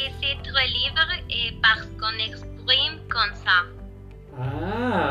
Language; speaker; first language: French; non-native, learner; Spanish